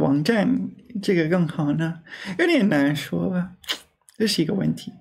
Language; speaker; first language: Chinese; non-native, learner; English